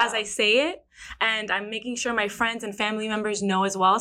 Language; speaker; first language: English; early bilingual, other home language; Spanish